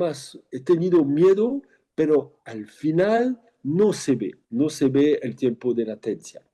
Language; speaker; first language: Spanish; non-native, fluent; French